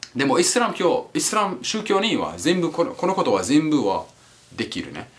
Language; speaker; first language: Japanese; non-native, learner; English